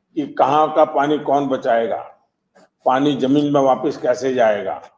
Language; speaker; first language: Hindi; non-native, local second language; Gujarati